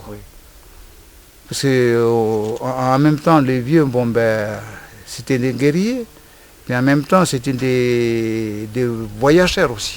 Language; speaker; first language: French; non-native, local second language; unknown